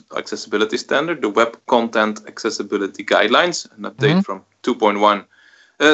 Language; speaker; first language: English; non-native, fluent; Dutch